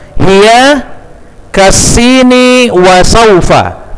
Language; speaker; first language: Arabic; non-native, fluent; Indonesian